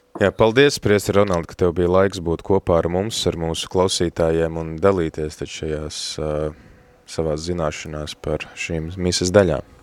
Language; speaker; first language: Latvian; native; Latvian